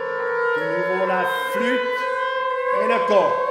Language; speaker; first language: French; non-native, fluent; Swiss German